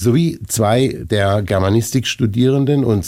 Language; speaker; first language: German; native; German